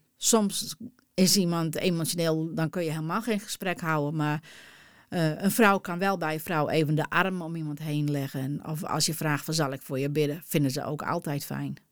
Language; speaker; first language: Dutch; non-native, local second language; Western Frisian